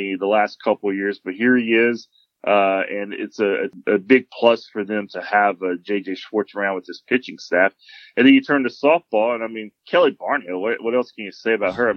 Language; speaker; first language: English; native; English